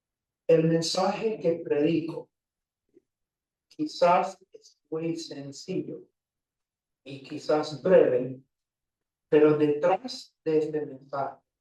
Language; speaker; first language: Spanish; non-native, fluent; English